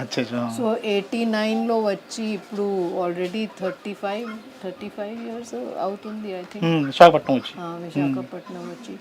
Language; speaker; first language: Telugu; non-native, fluent; Hindi